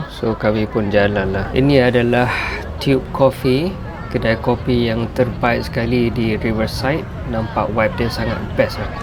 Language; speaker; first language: Malay; non-native, fluent; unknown